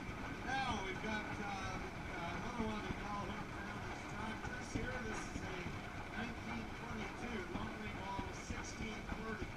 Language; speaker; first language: English; native; English